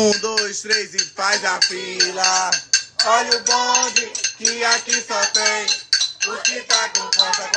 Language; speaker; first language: Portuguese; native; Portuguese